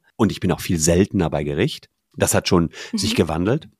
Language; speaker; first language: German; native; German